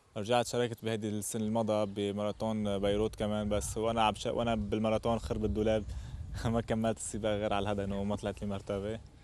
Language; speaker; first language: Arabic; native; Arabic